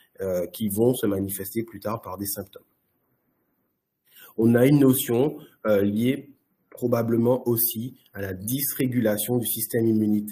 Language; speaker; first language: French; native; French